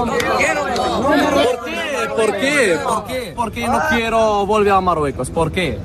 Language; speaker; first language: Spanish; non-native, learner; Arabic